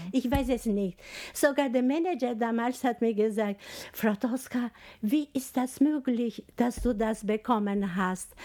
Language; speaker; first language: German; non-native, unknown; Albanian